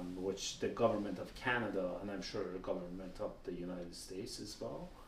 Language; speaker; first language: English; non-native, fluent; Persian